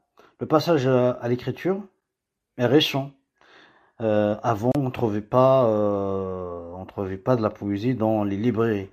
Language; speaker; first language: French; non-native, local second language; Kabyle